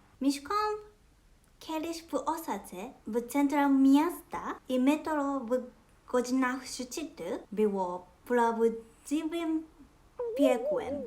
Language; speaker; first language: Polish; non-native, learner; Japanese